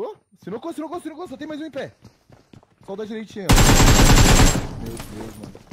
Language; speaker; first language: Portuguese; native; Portuguese